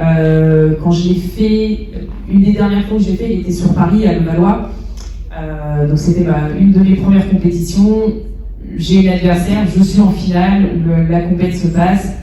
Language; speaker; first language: French; native; French